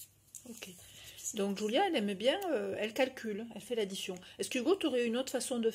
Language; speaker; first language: French; native; French